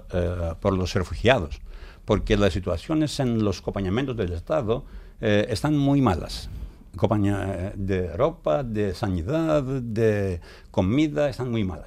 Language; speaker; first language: Spanish; non-native, fluent; Greek